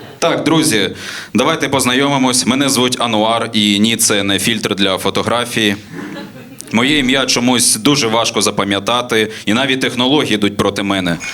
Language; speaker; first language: Ukrainian; non-native, local second language; Russian